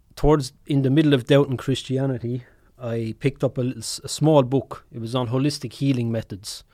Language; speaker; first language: English; native; English